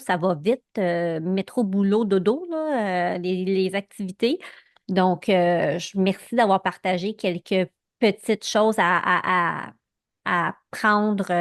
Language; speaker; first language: French; native; French